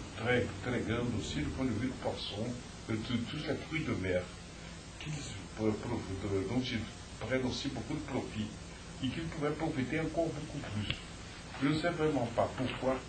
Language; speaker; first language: French; non-native, fluent; Portuguese